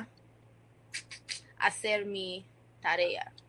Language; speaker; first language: Spanish; non-native, learner; English